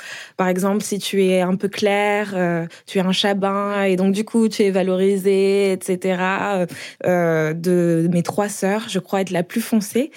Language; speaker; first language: French; native; French